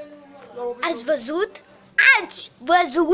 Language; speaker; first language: Romanian; early bilingual, heritage; Romanian